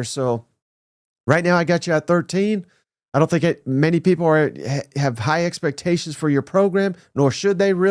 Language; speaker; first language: English; native; English